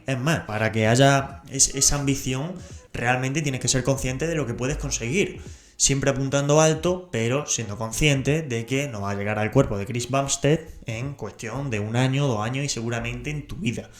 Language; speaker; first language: Spanish; native; Spanish